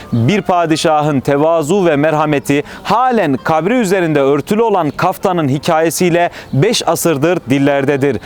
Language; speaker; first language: Turkish; native; Turkish